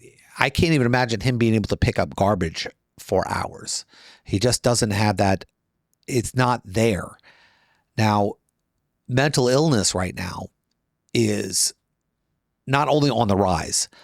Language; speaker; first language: English; native; English